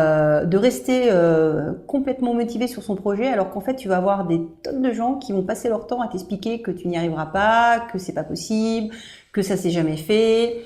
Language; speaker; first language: French; native; French